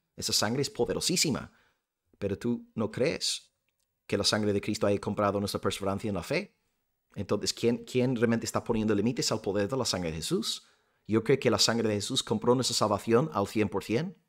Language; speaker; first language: Spanish; non-native, fluent; English